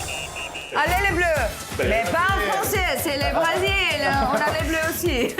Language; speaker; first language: French; non-native, learner; Portuguese